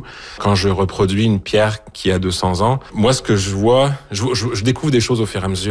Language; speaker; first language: French; native; French